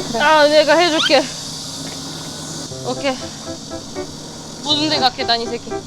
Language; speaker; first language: Korean; non-native, fluent; German